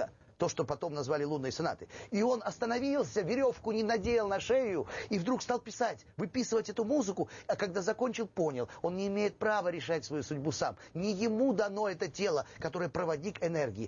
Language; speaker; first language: Russian; native; Russian